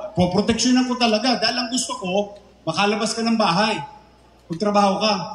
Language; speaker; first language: Filipino; native; Filipino